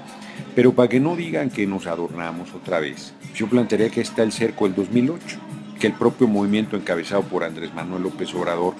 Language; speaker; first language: Spanish; native; Spanish